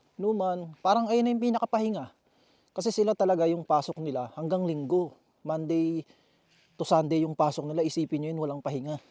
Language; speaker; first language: Filipino; native; Filipino